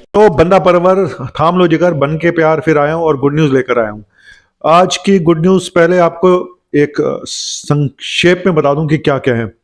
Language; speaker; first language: Hindi; native; Hindi